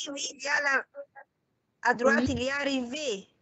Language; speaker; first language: French; non-native, fluent; Arabic